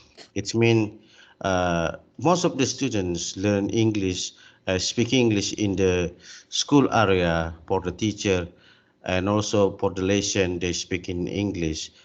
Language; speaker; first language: English; non-native, learner; Indonesian